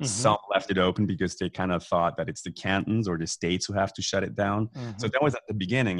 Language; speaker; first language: English; non-native, fluent; Swiss German